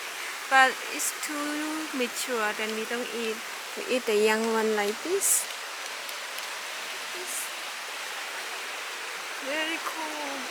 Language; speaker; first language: English; non-native, learner; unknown